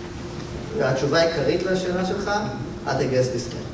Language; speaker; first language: Hebrew; native; Hebrew